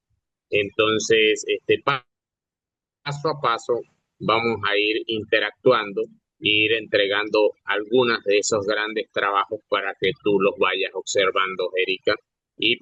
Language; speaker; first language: Spanish; native; Spanish